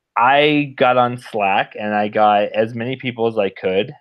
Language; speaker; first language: English; native; English